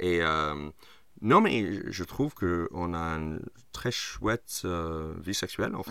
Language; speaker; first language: French; non-native, fluent; English